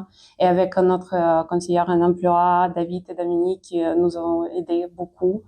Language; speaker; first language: French; non-native, fluent; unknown